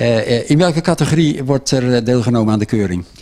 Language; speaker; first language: Dutch; native; Dutch